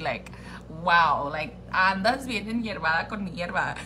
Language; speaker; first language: Spanish; early bilingual, heritage; Spanish